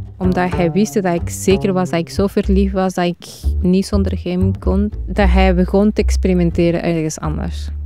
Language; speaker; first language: Dutch; non-native, fluent; Spanish